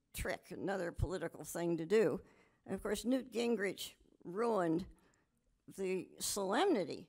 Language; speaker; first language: English; native; English